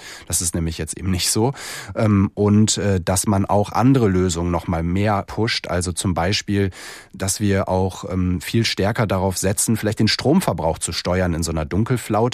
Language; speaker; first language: German; native; German